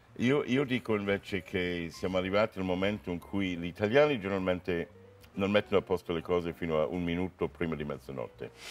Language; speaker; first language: Italian; non-native, fluent; English